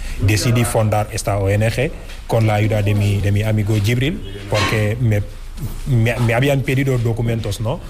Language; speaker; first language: Spanish; non-native, fluent; Wolof